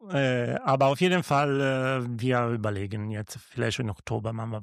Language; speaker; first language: German; non-native, learner; Italian